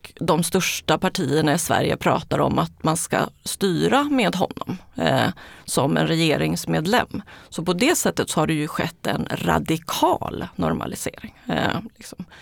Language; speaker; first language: Swedish; early bilingual, other home language; Spanish